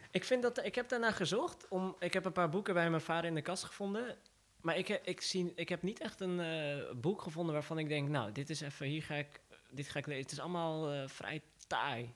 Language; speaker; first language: Dutch; early bilingual, other home language; Assyrian Neo-Aramaic